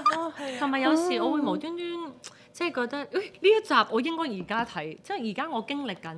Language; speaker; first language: Cantonese; native; Cantonese